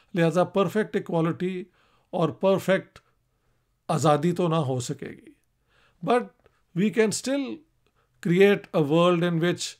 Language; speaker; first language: Urdu; non-native, local second language; Punjabi